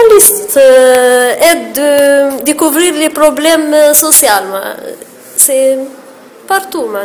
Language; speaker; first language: French; non-native, learner; Arabic